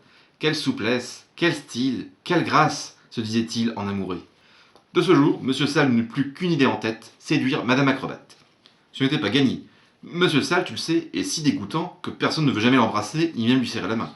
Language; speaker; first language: French; native; French